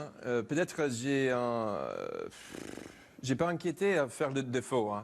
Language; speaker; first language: French; non-native, learner; English